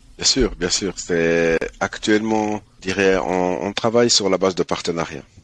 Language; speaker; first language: French; early bilingual, other home language; Haitian Creole